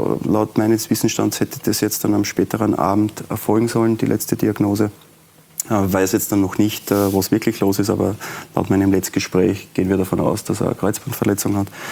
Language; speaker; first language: German; native; German